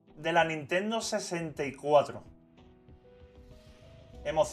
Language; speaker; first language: Spanish; native; Spanish